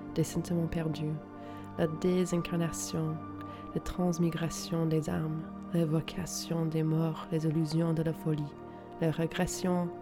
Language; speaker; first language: French; non-native, fluent; English